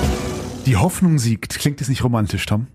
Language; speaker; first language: German; native; German